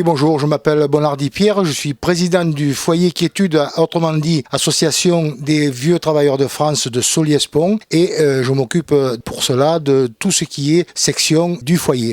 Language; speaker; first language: French; native; French